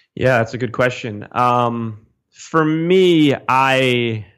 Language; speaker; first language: English; native; English